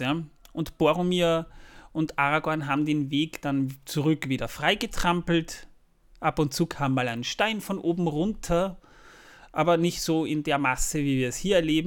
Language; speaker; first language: German; native; German